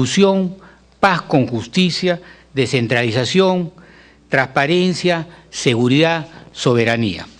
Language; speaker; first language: Spanish; native; Spanish